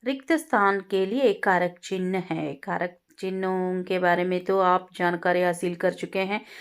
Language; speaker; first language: Hindi; non-native, local second language; Kannada